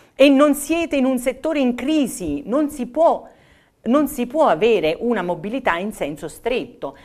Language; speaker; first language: Italian; native; Italian